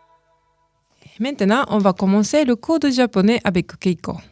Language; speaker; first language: French; non-native, fluent; Japanese